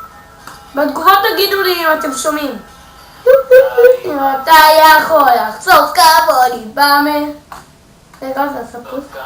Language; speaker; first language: Hebrew; native; Hebrew